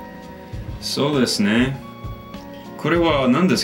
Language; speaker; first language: Japanese; non-native, learner; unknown